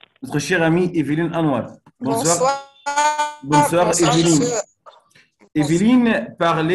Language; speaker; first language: French; non-native, fluent; Arabic